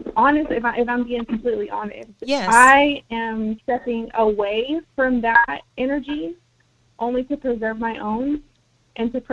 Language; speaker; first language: English; early bilingual, other home language; Spanish